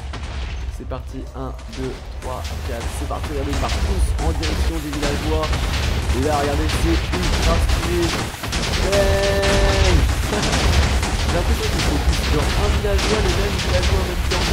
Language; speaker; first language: French; native; French